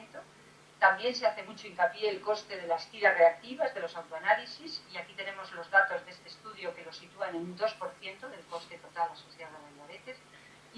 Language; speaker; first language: Spanish; native; Spanish